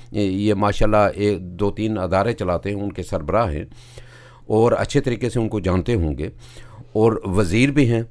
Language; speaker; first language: Urdu; non-native, local second language; Punjabi